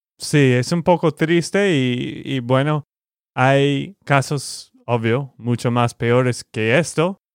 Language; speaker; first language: Spanish; non-native, fluent; English